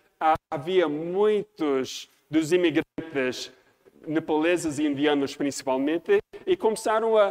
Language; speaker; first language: Portuguese; non-native, fluent; English